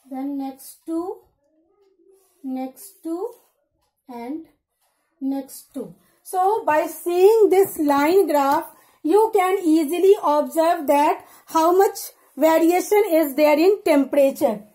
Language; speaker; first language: English; non-native, local second language; Hindi